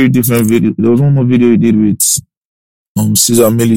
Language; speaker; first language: English; non-native, local second language; Yoruba